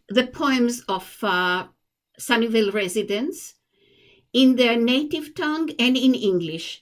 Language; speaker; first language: English; non-native, fluent; Hebrew